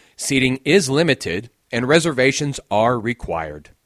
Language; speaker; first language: English; native; English